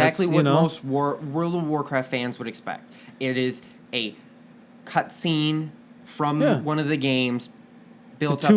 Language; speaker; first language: English; native; English